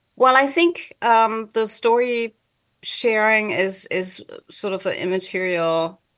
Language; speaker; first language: English; non-native, fluent; German